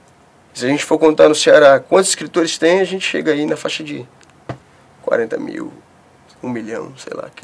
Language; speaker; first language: Portuguese; native; Portuguese